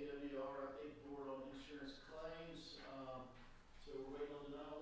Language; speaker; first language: English; native; English